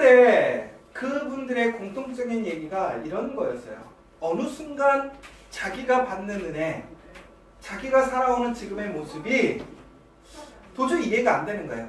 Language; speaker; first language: Korean; native; Korean